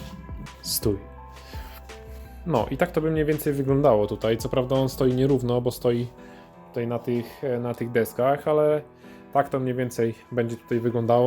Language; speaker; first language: Polish; native; Polish